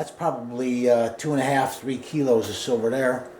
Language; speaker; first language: English; native; English